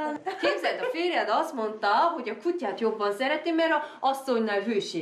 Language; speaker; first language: Hungarian; non-native, fluent; Korean